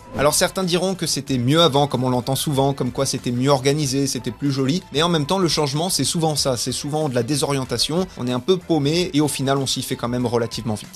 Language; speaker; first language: French; native; French